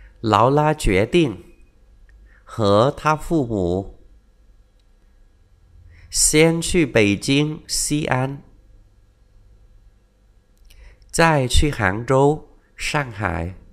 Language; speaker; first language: Chinese; non-native, fluent; Vietnamese